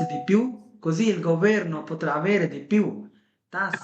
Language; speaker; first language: Italian; non-native, fluent; Bangla